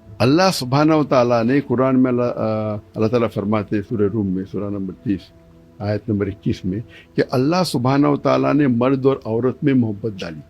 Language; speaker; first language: Urdu; non-native, local second language; Konkani